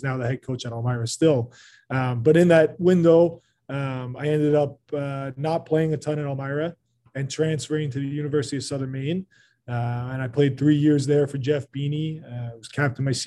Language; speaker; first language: English; native; English